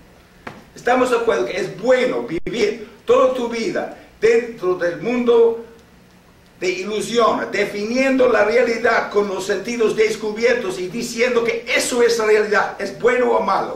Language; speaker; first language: Spanish; non-native, fluent; English